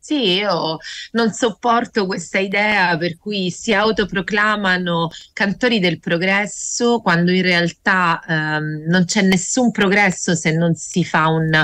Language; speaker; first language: Italian; native; Italian